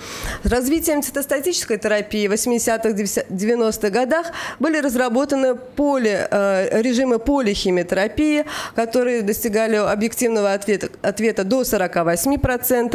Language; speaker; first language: Russian; native; Russian